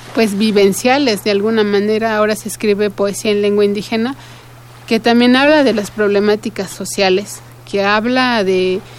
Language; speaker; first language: Spanish; native; Spanish